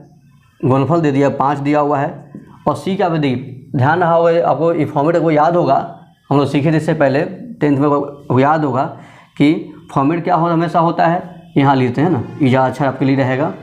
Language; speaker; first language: Hindi; native; Hindi